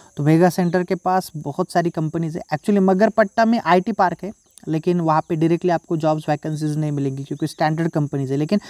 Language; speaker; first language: Hindi; native; Hindi